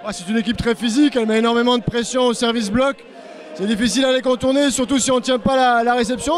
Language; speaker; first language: French; native; French